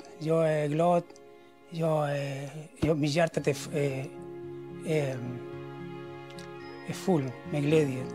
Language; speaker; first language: Swedish; non-native, fluent; Spanish